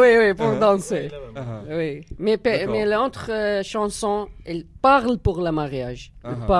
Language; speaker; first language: French; non-native, learner; Arabic